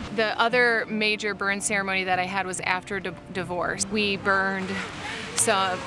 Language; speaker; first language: English; native; English